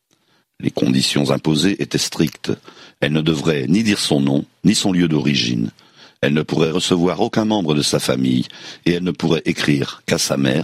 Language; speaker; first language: French; native; French